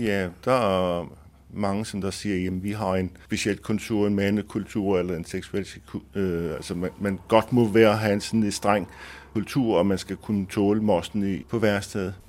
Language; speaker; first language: Danish; native; Danish